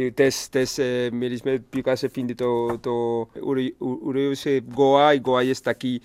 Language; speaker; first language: Polish; non-native, learner; Spanish